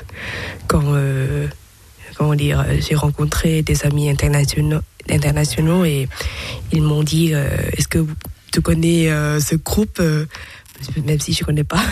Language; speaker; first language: French; non-native, learner; Thai